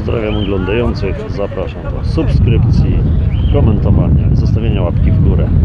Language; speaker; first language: Polish; native; Polish